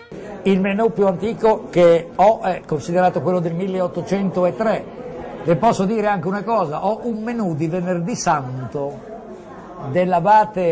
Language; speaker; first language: Italian; native; Italian